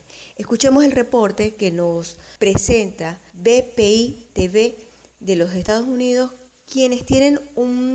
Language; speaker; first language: Spanish; native; Spanish